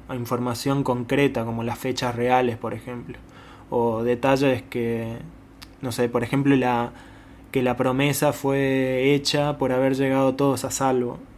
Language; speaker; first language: Spanish; native; Spanish